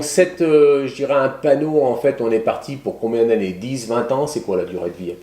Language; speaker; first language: French; native; French